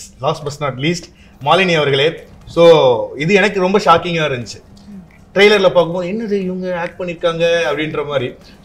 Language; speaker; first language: Tamil; native; Tamil